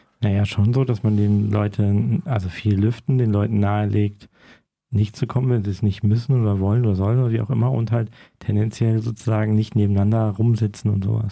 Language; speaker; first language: German; native; German